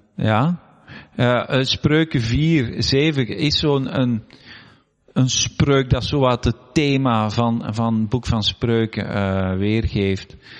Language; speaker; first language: Dutch; native; Dutch